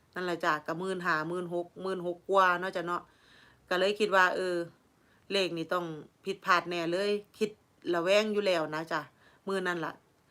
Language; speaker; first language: Thai; native; Thai